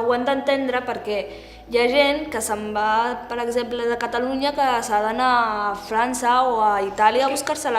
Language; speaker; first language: Catalan; early bilingual, other home language; Arabic